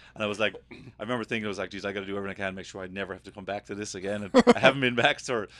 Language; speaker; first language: English; native; English